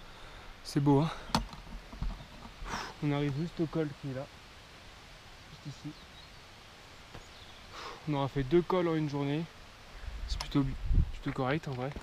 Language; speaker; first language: French; native; French